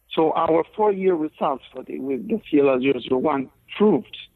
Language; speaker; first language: English; non-native, fluent; Spanish